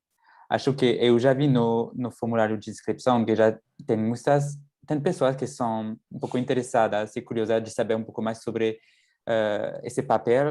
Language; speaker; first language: Portuguese; non-native, fluent; French